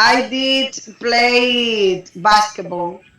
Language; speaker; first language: English; non-native, learner; Spanish